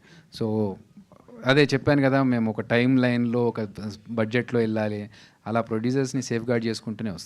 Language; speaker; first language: Telugu; native; Telugu